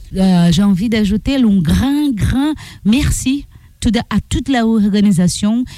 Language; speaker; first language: French; non-native, learner; Portuguese